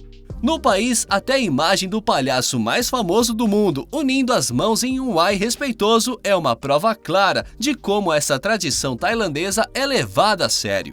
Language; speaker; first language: Portuguese; native; Portuguese